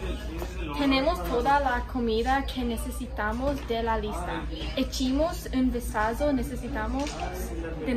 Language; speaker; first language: Spanish; non-native, learner; English